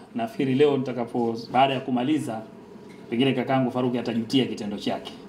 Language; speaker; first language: Swahili; native; Swahili